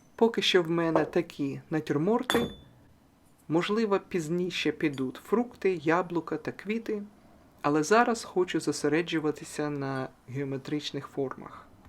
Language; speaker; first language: Ukrainian; non-native, local second language; Russian